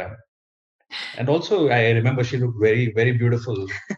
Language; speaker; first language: English; non-native, local second language; Kannada